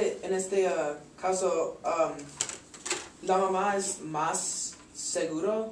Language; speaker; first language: Spanish; non-native, learner; English